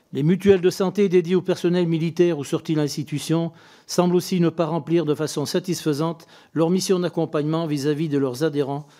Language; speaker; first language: French; native; French